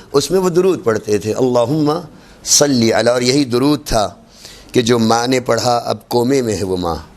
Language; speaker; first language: Urdu; native; Urdu